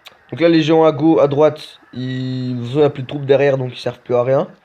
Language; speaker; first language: French; native; French